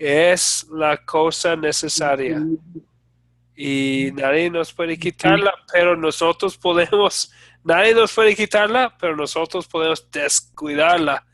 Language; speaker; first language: Spanish; non-native, fluent; English